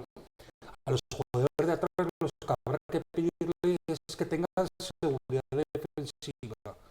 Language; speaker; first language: Spanish; native; Spanish